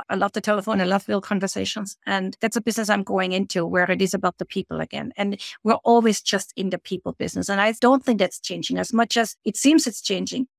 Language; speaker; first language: English; non-native, fluent; German